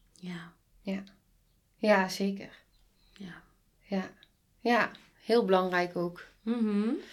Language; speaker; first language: Dutch; native; Dutch